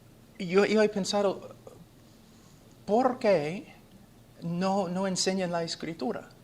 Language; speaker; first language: Spanish; non-native, fluent; English